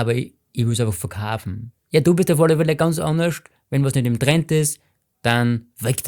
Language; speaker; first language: German; native; German